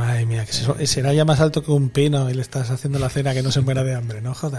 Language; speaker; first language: Spanish; native; Spanish